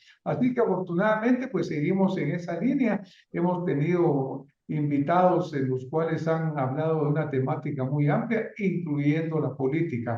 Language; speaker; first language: Spanish; native; Spanish